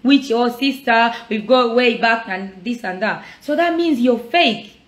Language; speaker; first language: English; non-native, local second language; Swahili